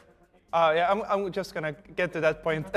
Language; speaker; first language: English; non-native, fluent; Estonian